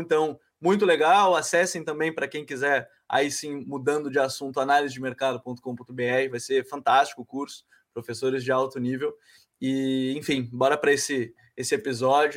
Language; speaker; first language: Portuguese; native; Portuguese